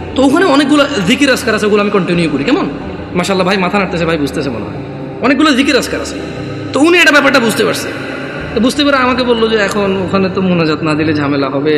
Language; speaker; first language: Bangla; early bilingual, heritage; Bangla